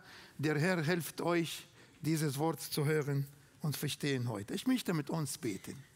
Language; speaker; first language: German; non-native, fluent; Arabic